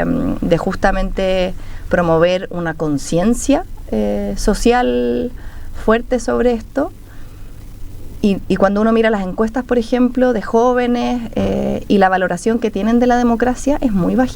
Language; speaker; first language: Spanish; native; Spanish